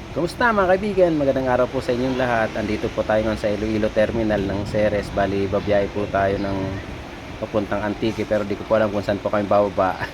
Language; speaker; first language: Filipino; non-native, local second language; Bikol